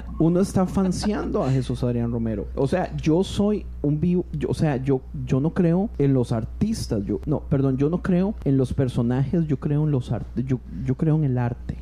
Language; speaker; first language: Spanish; native; Spanish